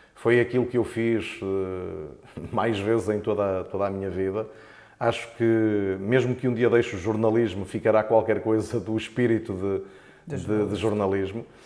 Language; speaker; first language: Portuguese; native; Portuguese